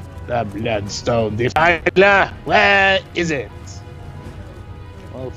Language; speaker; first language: English; non-native, fluent; Norwegian